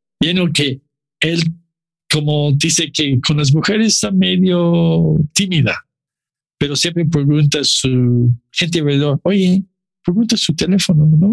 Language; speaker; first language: Spanish; non-native, learner; English